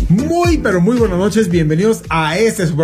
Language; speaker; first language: Spanish; native; Spanish